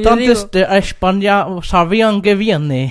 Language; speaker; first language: Spanish; non-native, fluent; German